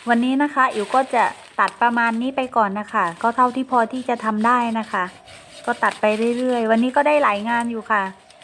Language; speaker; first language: Thai; non-native, local second language; Northern Khmer